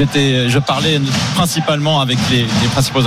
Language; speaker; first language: French; native; French